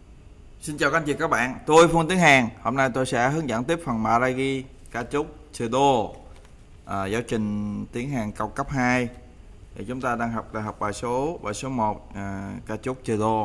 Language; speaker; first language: Vietnamese; native; Vietnamese